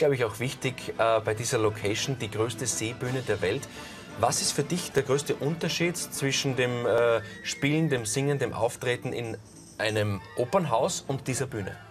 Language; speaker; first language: German; native; German